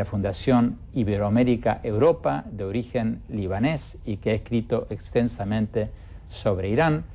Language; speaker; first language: Spanish; native; Spanish